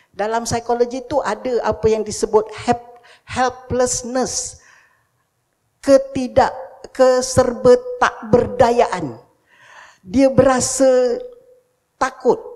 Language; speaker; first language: Malay; native; Malay